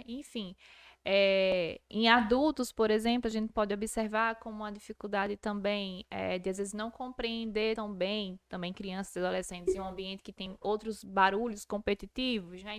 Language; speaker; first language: Portuguese; native; Portuguese